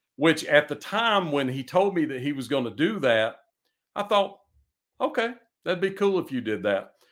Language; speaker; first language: English; native; English